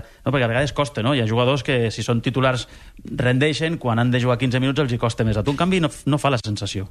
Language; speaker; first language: Catalan; native; Catalan